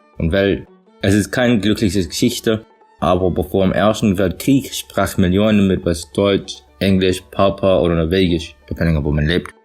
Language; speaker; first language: German; early bilingual, heritage; German